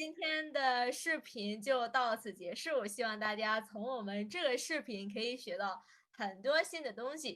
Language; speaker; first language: Chinese; non-native, local second language; Indonesian